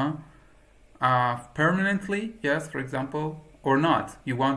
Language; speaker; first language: English; non-native, fluent; Persian